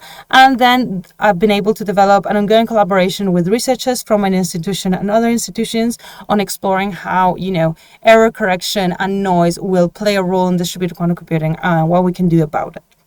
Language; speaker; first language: English; non-native, fluent; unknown